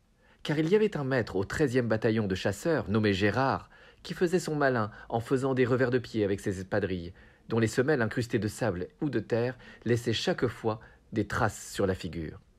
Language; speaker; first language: French; native; French